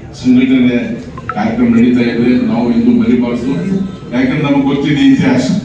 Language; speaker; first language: Kannada; non-native, local second language; Lambadi